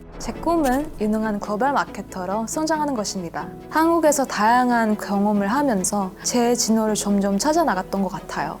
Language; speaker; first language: Korean; non-native, fluent; Indonesian